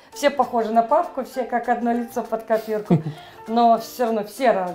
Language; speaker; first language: Russian; native; Russian